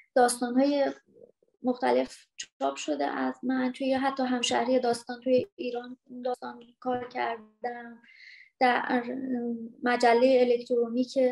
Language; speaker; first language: Persian; native; Persian